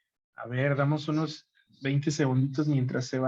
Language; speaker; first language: Spanish; native; Spanish